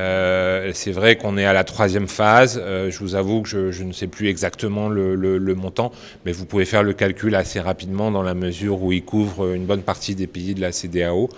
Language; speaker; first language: French; native; French